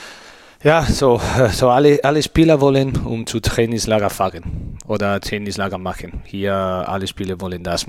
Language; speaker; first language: German; non-native, learner; Spanish